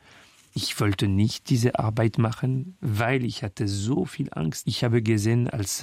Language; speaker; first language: German; non-native, local second language; French